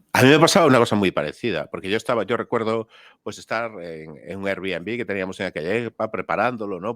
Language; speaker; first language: Spanish; native; Spanish